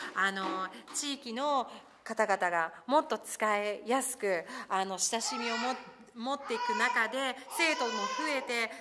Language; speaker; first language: Japanese; early bilingual, other home language; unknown